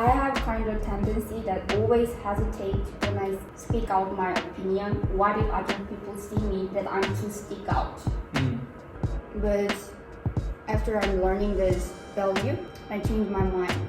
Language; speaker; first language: English; non-native, learner; Korean